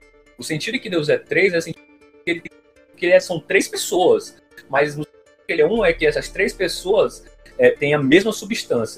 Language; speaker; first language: Portuguese; native; Portuguese